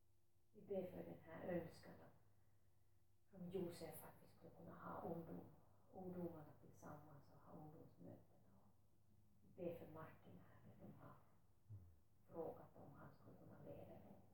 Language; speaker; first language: Swedish; non-native, local second language; Finnish